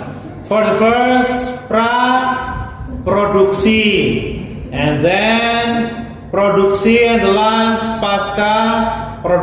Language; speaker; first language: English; non-native, fluent; Indonesian